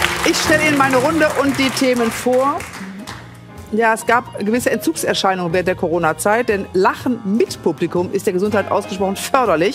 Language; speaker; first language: German; native; German